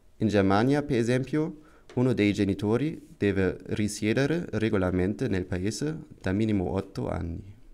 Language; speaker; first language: Italian; non-native, learner; German